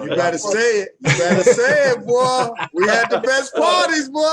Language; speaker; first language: English; native; English